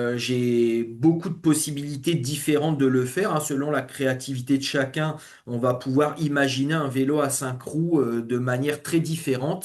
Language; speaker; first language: French; native; French